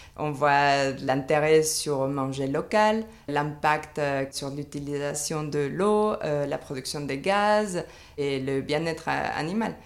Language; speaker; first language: French; non-native, fluent; Spanish